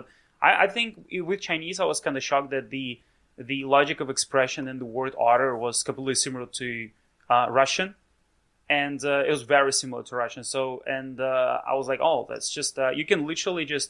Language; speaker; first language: English; non-native, fluent; Russian